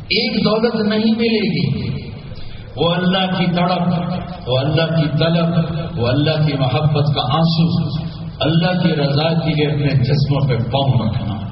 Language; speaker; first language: Urdu; non-native, local second language; Punjabi